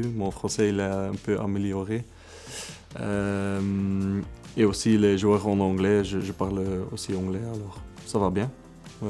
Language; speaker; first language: French; non-native, local second language; Dutch